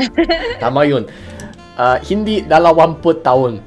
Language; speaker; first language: Filipino; non-native, learner; English